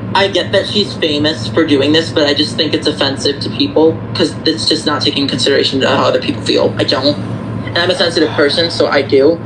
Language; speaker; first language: English; native; English